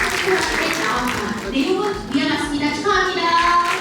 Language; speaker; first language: Korean; native; Korean